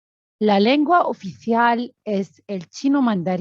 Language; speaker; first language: Spanish; non-native, learner; Arabic